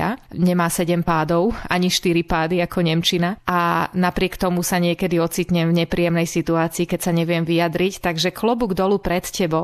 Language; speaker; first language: Slovak; native; Slovak